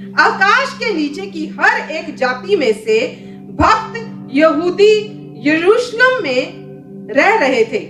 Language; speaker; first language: Hindi; native; Hindi